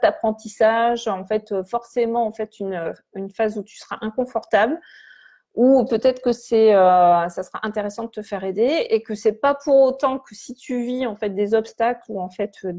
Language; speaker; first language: French; native; French